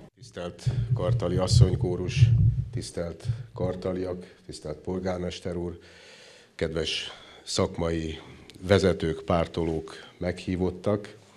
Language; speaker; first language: Hungarian; native; Hungarian